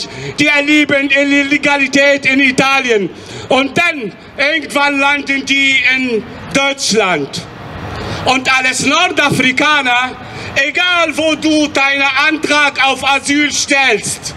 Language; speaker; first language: German; non-native, fluent; Arabic